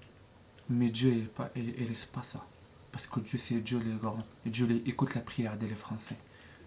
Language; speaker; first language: French; non-native, learner; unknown